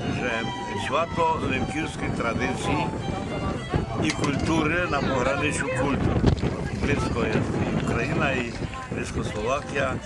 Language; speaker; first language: Polish; non-native, local second language; Rusyn